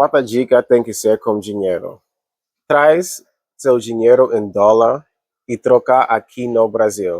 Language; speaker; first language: Portuguese; non-native, learner; English